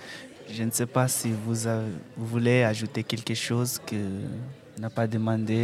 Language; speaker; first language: French; non-native, fluent; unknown